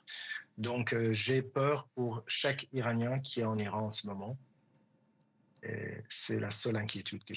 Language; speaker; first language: French; non-native, fluent; Persian